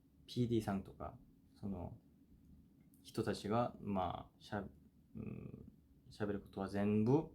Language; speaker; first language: Japanese; non-native, fluent; Korean